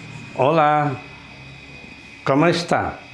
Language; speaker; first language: Spanish; non-native, fluent; Indonesian